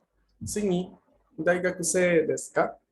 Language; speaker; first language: Japanese; non-native, fluent; Spanish